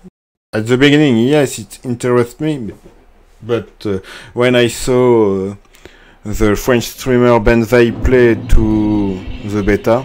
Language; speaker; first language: English; non-native, learner; French